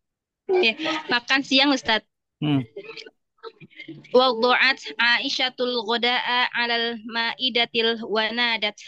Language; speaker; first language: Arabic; non-native, learner; Indonesian